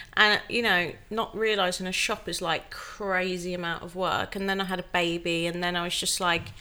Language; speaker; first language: English; native; English